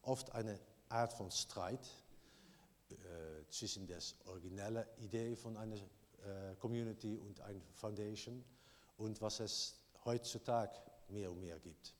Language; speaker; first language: German; non-native, learner; Dutch